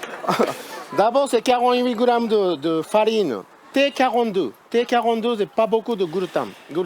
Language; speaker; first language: French; non-native, learner; Japanese